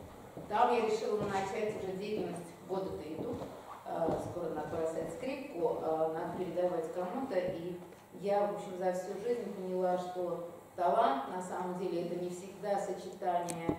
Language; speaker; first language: Russian; native; Russian